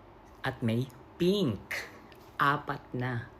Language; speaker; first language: Filipino; native; Filipino